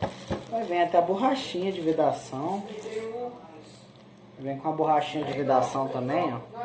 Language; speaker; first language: Portuguese; native; Portuguese